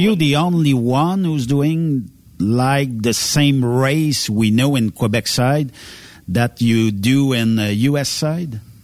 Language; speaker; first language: English; non-native, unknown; French